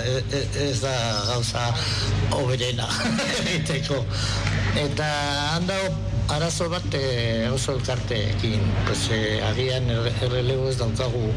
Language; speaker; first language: Basque; non-native, local second language; Spanish